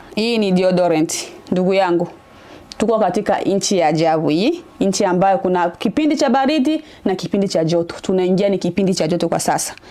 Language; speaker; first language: Swahili; native; Swahili